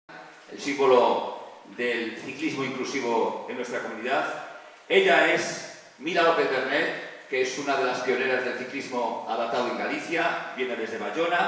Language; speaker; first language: Spanish; native; Spanish